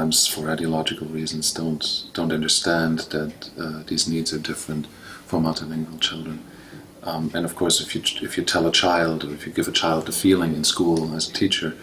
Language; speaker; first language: English; non-native, fluent; German